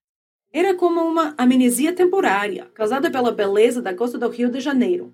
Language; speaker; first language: Portuguese; non-native, fluent; English